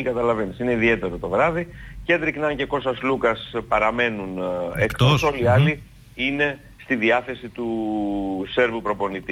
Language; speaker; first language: Greek; native; Greek